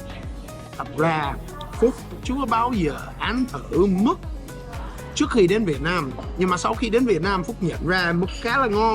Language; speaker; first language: Vietnamese; non-native, learner; English